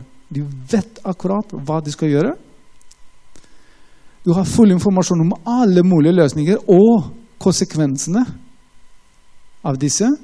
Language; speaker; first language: Norwegian; non-native, fluent; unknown